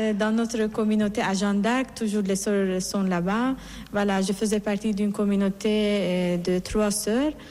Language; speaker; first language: French; non-native, fluent; Persian